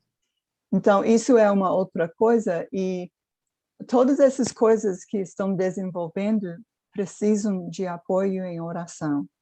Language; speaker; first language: Portuguese; non-native, fluent; English